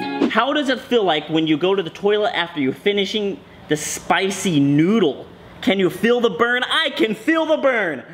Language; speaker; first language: English; native; English